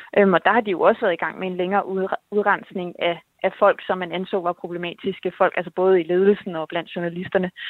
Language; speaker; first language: Danish; native; Danish